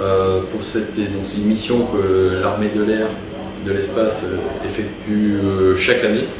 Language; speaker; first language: French; native; French